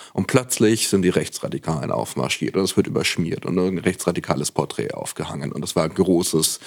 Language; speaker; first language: German; native; German